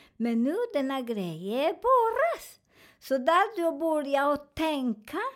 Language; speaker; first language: Swedish; non-native, learner; Spanish